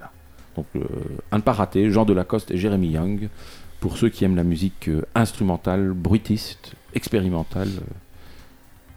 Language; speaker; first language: French; native; French